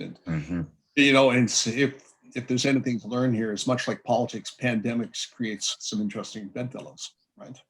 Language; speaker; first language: English; native; English